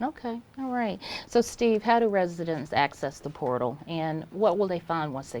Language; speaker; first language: English; native; English